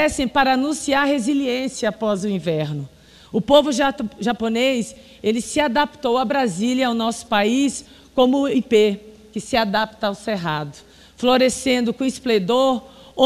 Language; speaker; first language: Portuguese; native; Portuguese